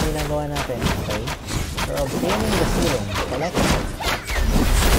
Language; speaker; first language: English; non-native, local second language; Filipino